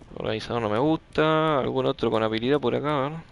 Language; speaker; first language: Spanish; native; Spanish